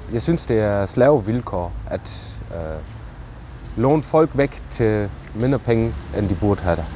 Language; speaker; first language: Danish; non-native, local second language; German